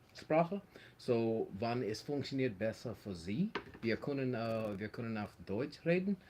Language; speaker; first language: German; non-native, learner; English